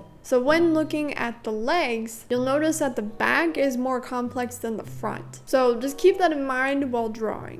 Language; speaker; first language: English; native; English